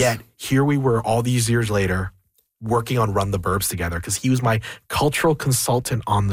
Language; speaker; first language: English; early bilingual, other home language; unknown